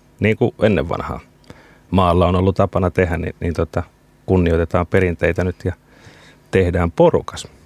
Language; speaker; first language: Finnish; native; Finnish